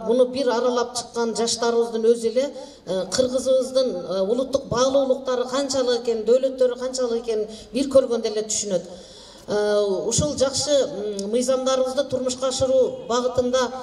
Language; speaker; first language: Kyrgyz; native; Kyrgyz